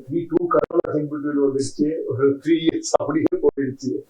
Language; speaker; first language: Tamil; non-native, learner; Kannada